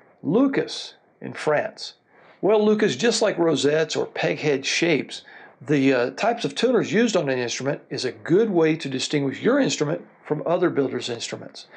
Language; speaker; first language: English; native; English